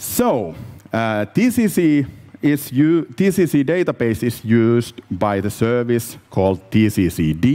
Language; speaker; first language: English; non-native, fluent; Finnish